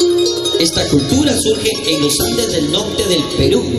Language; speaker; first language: Spanish; native; Spanish